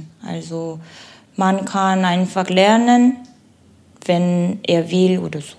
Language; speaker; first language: German; non-native, learner; Korean